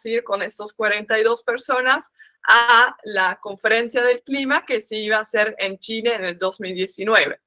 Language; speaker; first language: Spanish; non-native, fluent; Dutch